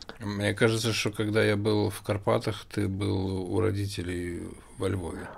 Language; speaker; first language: Russian; native; Russian